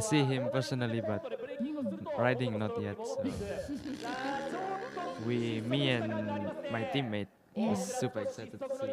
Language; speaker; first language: English; non-native, fluent; Japanese